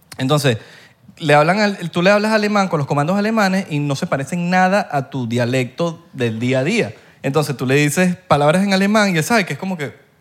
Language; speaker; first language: Spanish; native; Spanish